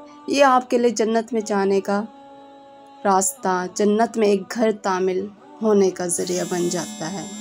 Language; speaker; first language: Urdu; native; Urdu